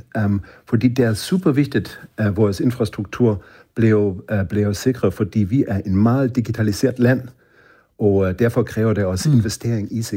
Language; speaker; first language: Danish; non-native, fluent; German